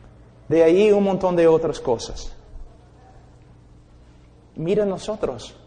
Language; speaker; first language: Spanish; non-native, fluent; English